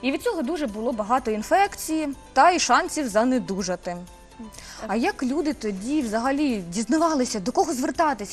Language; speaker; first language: Ukrainian; native; Ukrainian